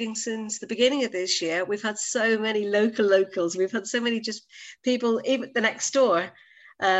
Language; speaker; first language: English; native; English